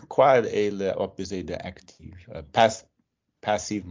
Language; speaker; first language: French; non-native, learner; English